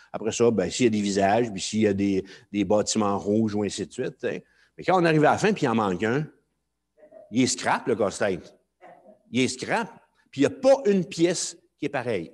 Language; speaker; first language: French; native; French